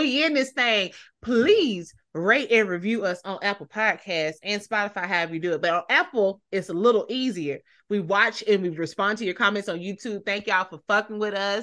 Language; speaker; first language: English; native; English